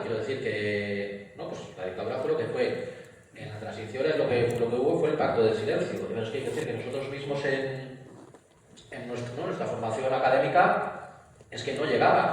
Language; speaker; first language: Spanish; native; Spanish